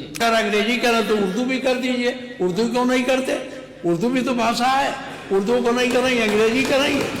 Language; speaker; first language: Hindi; native; Hindi